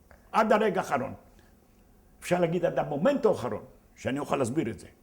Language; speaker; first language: Hebrew; non-native, fluent; Ladino